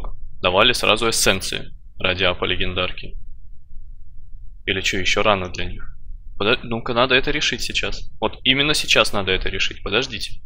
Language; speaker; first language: Russian; native; Russian